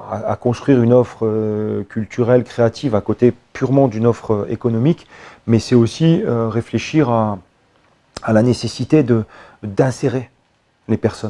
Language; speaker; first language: French; native; French